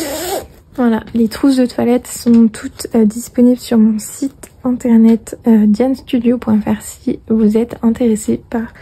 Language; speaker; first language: French; native; French